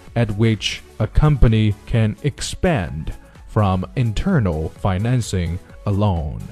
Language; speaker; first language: English; non-native, fluent; Chinese